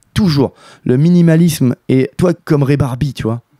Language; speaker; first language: French; native; French